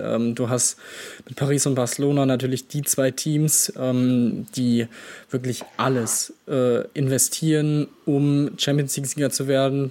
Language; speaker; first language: German; native; German